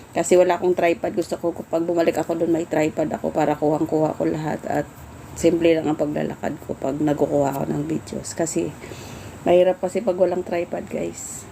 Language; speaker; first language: Filipino; native; Filipino